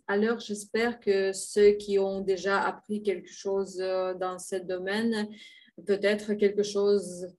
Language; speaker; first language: French; non-native, fluent; Russian